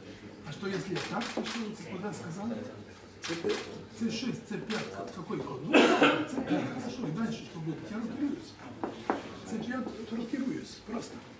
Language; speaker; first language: Russian; non-native, learner; Serbian